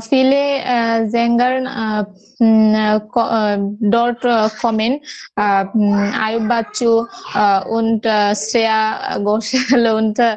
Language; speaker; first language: German; non-native, learner; Bangla